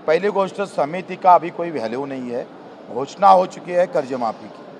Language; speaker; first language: Hindi; non-native, local second language; Marathi